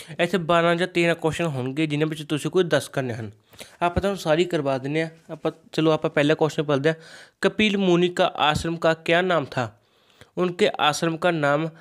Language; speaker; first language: Hindi; non-native, local second language; Punjabi